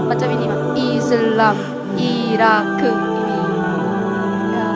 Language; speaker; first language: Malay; non-native, fluent; Korean